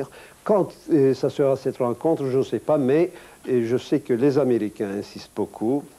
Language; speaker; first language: French; non-native, fluent; Turkish